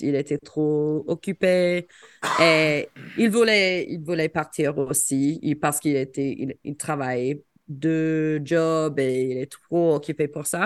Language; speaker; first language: French; non-native, fluent; English